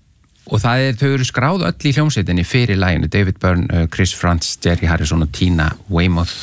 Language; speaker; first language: Icelandic; native; Icelandic